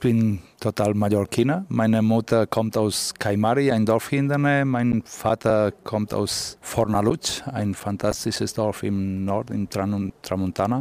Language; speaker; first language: German; non-native, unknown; Catalan